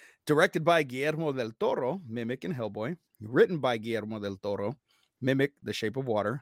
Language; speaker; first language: English; native; English